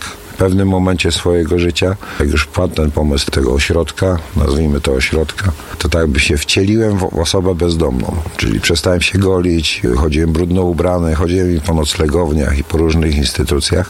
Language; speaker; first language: Polish; native; Polish